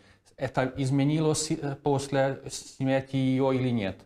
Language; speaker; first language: Russian; non-native, fluent; Hungarian